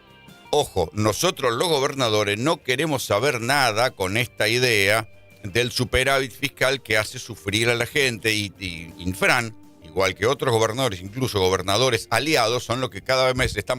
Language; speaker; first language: Spanish; native; Spanish